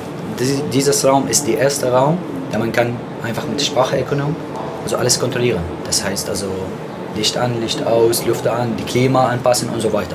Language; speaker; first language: German; non-native, fluent; Arabic